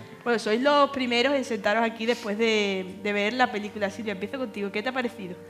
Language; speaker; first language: Spanish; native; Spanish